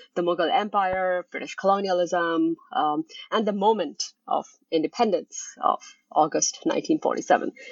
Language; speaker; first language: English; non-native, local second language; Bangla